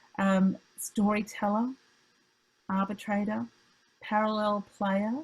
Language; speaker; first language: English; native; English